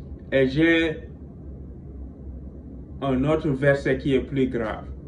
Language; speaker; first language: French; non-native, local second language; Wolof